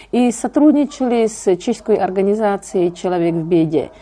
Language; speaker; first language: Russian; non-native, fluent; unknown